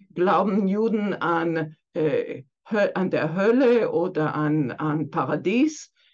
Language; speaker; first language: German; non-native, fluent; Hebrew